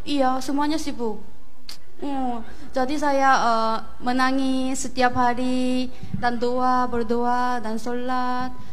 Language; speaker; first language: Indonesian; non-native, learner; Korean